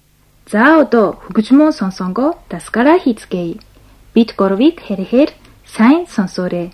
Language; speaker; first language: Mongolian; non-native, fluent; Japanese